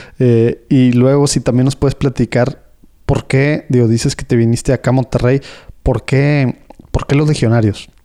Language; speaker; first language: Spanish; native; Spanish